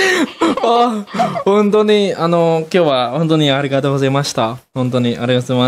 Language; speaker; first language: Japanese; non-native, learner; Indonesian